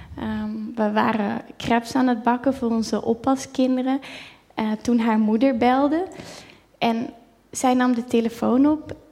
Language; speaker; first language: Dutch; native; Dutch